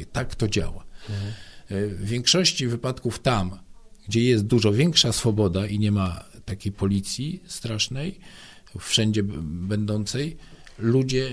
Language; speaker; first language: Polish; native; Polish